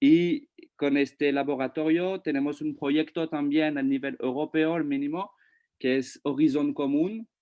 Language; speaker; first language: Spanish; non-native, fluent; French